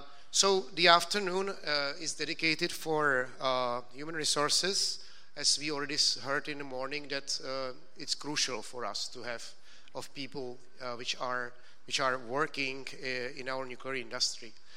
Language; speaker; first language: English; non-native, fluent; Czech